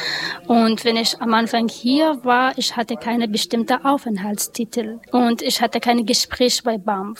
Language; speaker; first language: German; non-native, learner; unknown